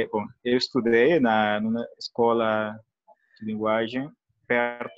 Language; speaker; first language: Portuguese; non-native, learner; Spanish